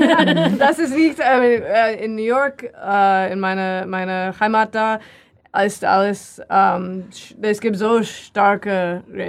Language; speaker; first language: German; non-native, learner; English